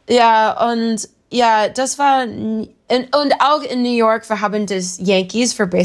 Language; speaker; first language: German; non-native, learner; English